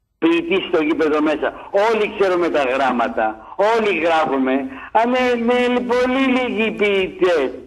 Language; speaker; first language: Greek; early bilingual, heritage; Greek